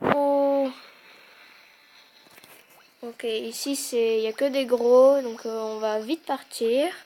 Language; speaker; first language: French; native; French